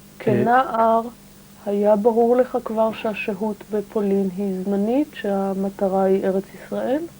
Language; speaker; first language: Hebrew; native; Hebrew